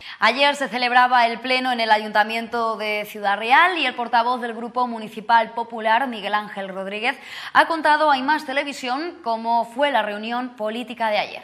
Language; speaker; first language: Spanish; native; Spanish